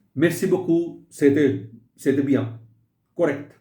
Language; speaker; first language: French; non-native, fluent; Hindi